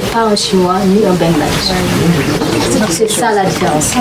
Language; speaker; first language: French; non-native, local second language; Wolof